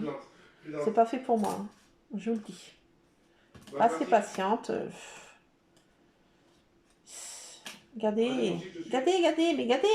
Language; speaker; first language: French; native; French